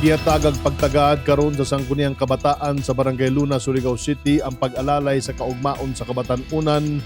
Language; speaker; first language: Cebuano; native; Cebuano